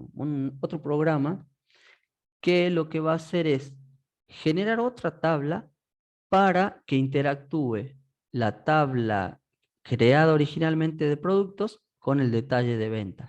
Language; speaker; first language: Spanish; native; Spanish